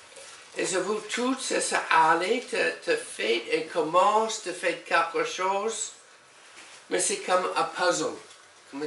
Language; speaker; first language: French; non-native, learner; English